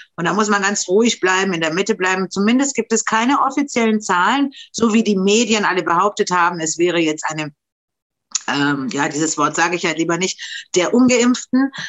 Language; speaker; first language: German; non-native, fluent; Romanian